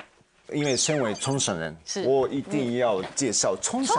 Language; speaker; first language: Chinese; non-native, fluent; Japanese